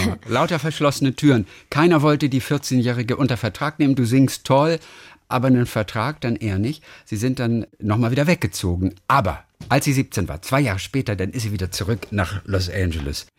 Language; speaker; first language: German; native; German